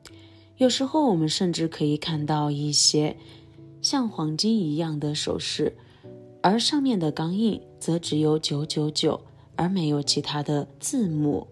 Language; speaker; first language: Chinese; native; Chinese